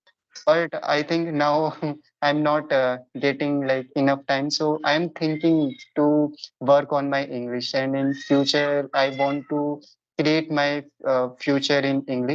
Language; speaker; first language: English; non-native, local second language; Hindi